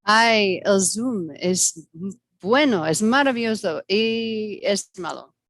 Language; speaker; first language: Spanish; non-native, learner; English